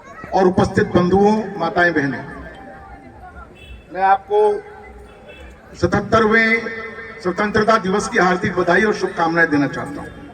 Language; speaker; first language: Hindi; native; Hindi